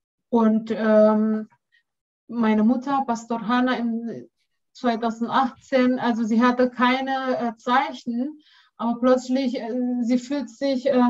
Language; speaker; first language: German; non-native, learner; Indonesian